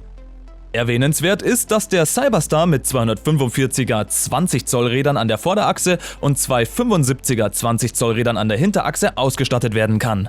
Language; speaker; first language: German; native; German